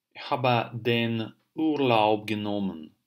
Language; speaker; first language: German; non-native, fluent; Russian